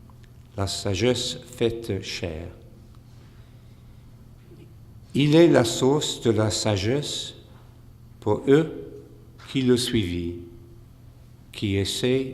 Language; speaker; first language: French; non-native, fluent; English